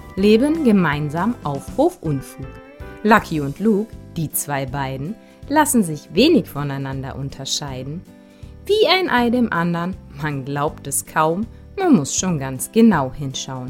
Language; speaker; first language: German; native; German